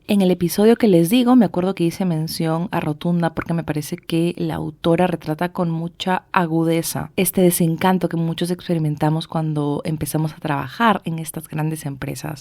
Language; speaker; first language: Spanish; native; Spanish